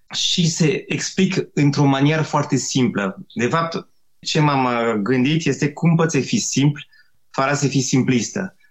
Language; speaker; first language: Romanian; non-native, fluent; French